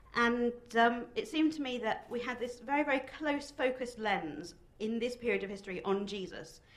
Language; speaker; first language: English; native; English